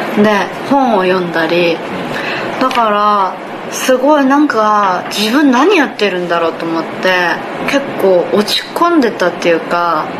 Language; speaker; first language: Japanese; non-native, fluent; Korean